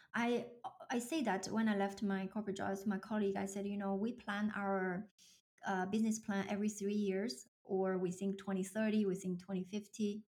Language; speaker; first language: English; non-native, fluent; Chinese